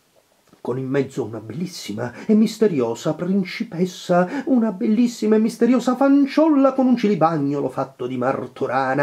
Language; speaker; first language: Italian; native; Italian